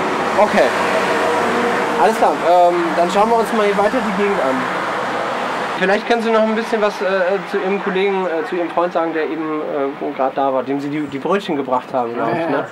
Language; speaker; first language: German; native; German